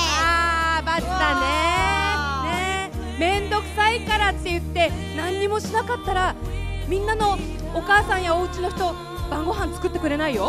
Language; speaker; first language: Japanese; native; Japanese